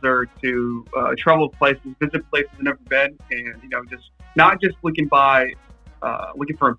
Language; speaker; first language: English; non-native, fluent; Japanese